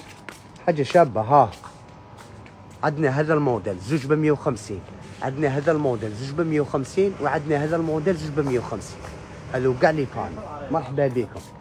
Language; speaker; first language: Arabic; native; Arabic